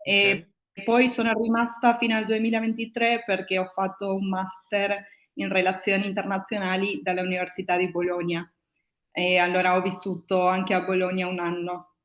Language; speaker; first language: Italian; non-native, fluent; Spanish